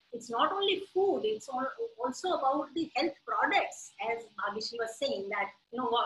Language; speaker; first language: English; non-native, local second language; Hindi